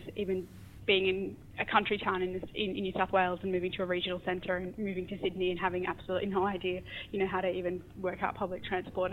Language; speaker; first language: English; native; English